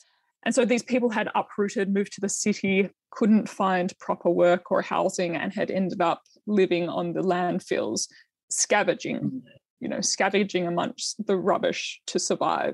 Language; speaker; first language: English; native; English